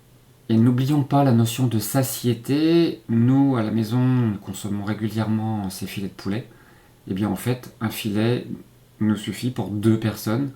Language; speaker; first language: French; native; French